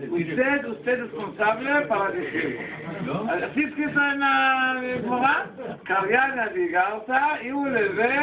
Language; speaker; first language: Spanish; non-native, learner; Hebrew